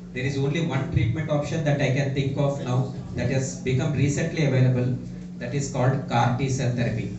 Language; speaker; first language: English; non-native, local second language; Telugu